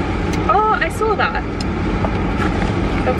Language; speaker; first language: English; native; English